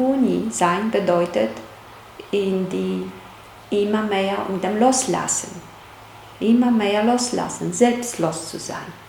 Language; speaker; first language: German; non-native, fluent; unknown